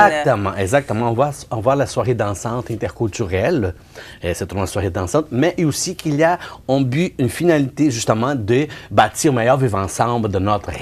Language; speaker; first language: French; non-native, fluent; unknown